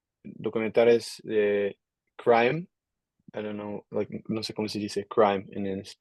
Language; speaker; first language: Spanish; non-native, learner; Dutch